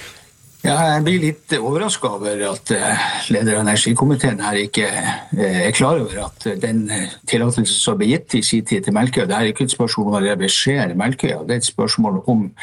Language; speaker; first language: Norwegian; native; Norwegian